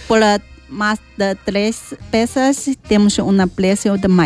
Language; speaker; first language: Spanish; non-native, learner; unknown